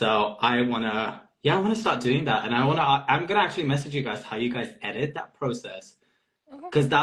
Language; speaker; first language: English; non-native, local second language; Urdu